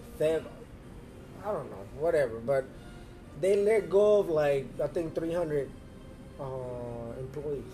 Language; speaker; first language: English; early bilingual, other home language; Spanish